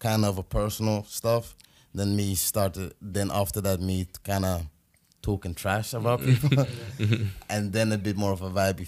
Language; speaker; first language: English; native; English